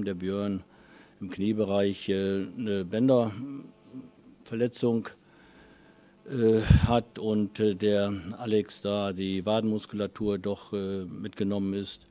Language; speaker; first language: German; native; German